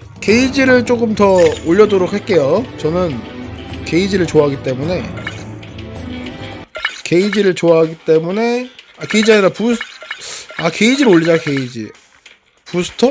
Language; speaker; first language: Korean; native; Korean